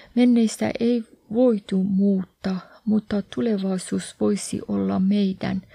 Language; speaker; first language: Finnish; non-native, fluent; Persian